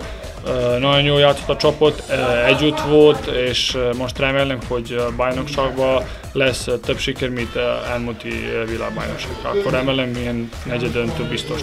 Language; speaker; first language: Hungarian; non-native, learner; Serbian